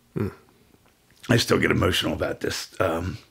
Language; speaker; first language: English; native; English